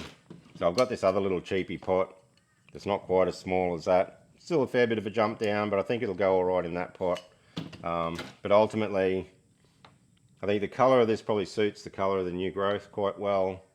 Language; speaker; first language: English; native; English